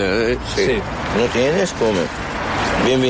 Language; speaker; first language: Spanish; non-native, learner; Arabic